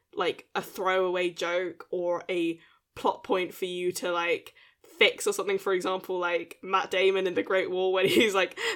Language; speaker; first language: English; early bilingual, other home language; Malay